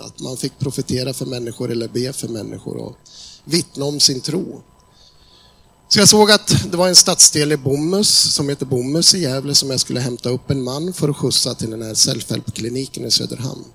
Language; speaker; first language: Swedish; native; Swedish